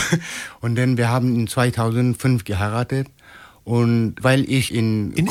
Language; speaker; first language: German; non-native, learner; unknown